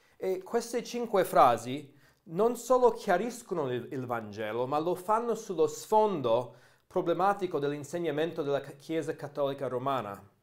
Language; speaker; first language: Italian; non-native, fluent; English